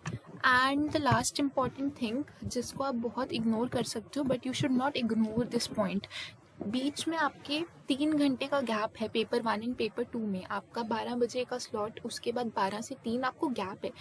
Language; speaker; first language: Hindi; native; Hindi